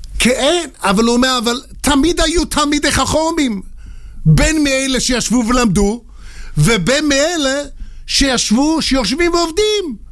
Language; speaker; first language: Hebrew; non-native, fluent; English